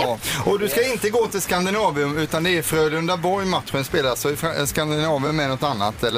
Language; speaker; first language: Swedish; native; Swedish